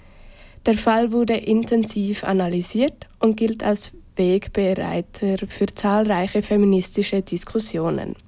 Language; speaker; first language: German; native; German